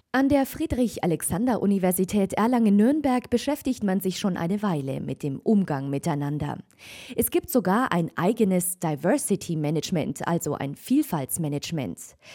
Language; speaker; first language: German; native; German